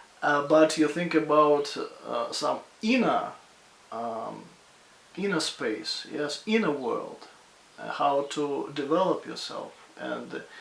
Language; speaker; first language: English; non-native, fluent; Russian